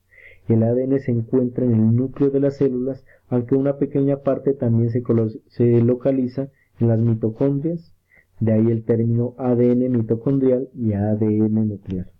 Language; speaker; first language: Spanish; native; Spanish